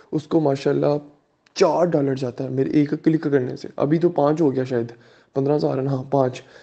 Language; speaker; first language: Urdu; native; Urdu